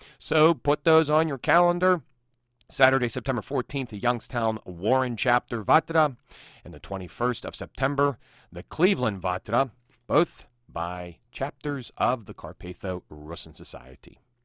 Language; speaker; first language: English; native; English